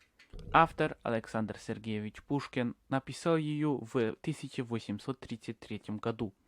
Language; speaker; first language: Russian; non-native, learner; English